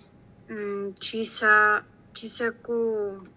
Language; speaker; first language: Japanese; non-native, learner; Spanish